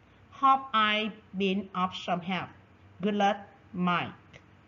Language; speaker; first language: English; non-native, fluent; Vietnamese